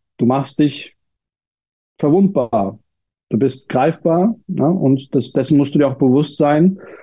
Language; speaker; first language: German; early bilingual, other home language; Turkish